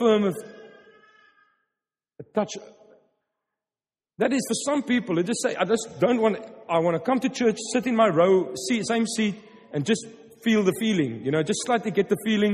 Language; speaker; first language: English; non-native, local second language; Afrikaans